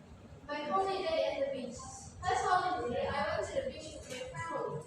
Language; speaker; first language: English; non-native, learner; Indonesian